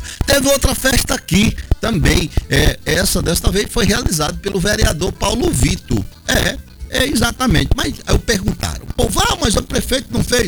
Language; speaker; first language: Portuguese; native; Portuguese